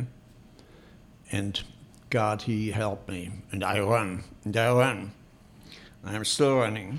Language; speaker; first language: English; non-native, fluent; Polish